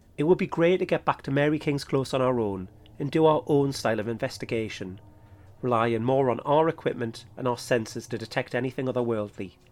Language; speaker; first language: English; native; English